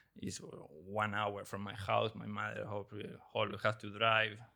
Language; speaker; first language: English; non-native, learner; Spanish